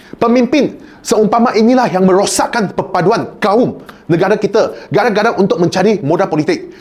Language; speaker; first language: Malay; non-native, local second language; Chinese